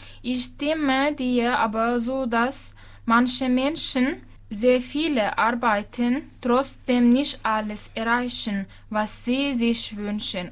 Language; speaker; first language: German; non-native, fluent; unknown